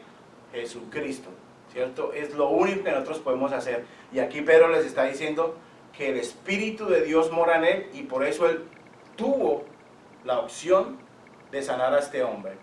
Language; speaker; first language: Spanish; native; Spanish